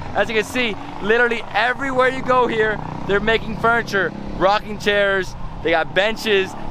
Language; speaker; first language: English; native; English